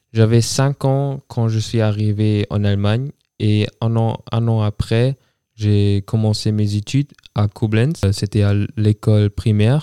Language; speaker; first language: French; non-native, fluent; German